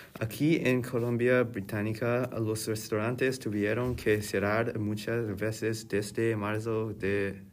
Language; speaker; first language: Spanish; non-native, learner; English